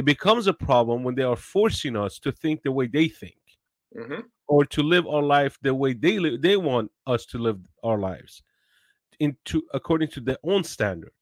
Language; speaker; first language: English; non-native, fluent; Persian